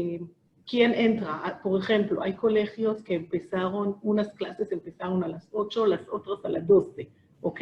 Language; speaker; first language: Spanish; non-native, fluent; Hebrew